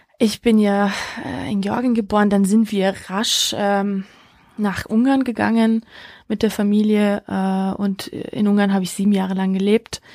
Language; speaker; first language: German; early bilingual, other home language; Georgian